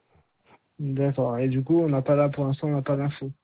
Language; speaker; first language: French; native; French